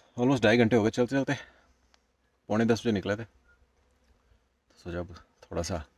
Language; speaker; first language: Hindi; native; Hindi